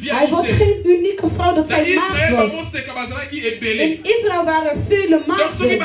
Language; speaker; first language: Dutch; non-native, learner; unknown